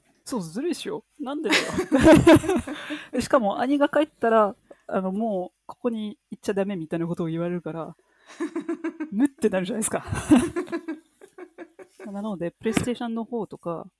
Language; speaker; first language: Japanese; non-native, fluent; French